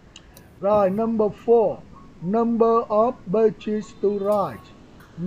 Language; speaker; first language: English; non-native, fluent; Vietnamese